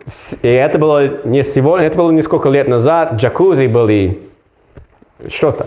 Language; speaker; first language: Russian; non-native, learner; English